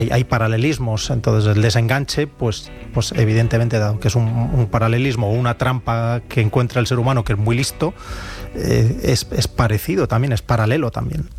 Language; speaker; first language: Spanish; native; Spanish